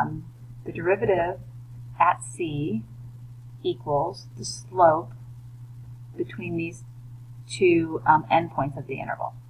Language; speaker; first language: English; native; English